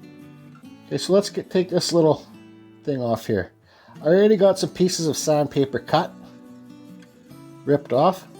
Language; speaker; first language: English; native; English